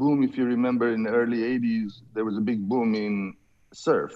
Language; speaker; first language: English; non-native, fluent; Persian